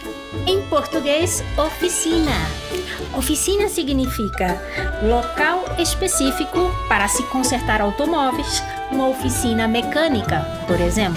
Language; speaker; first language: Portuguese; non-native, fluent; Spanish